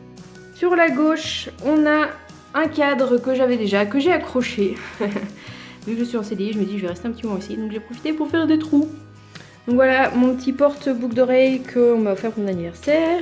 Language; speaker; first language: French; native; French